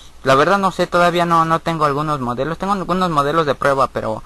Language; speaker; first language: Spanish; native; Spanish